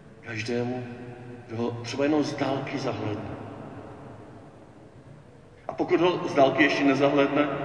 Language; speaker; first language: Czech; native; Czech